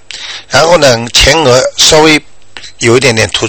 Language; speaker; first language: Chinese; native; Chinese